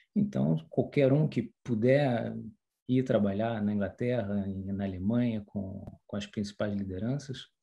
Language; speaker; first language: Portuguese; early bilingual, other home language; French